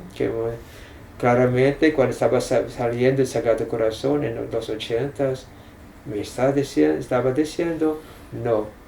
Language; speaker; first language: Spanish; non-native, fluent; English